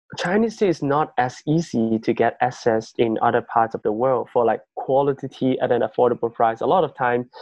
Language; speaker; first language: English; non-native, fluent; Chinese